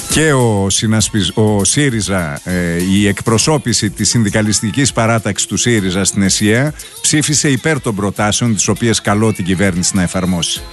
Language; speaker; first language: Greek; native; Greek